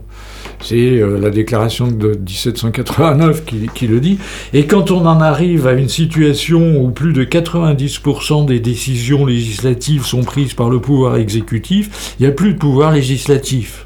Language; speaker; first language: French; native; French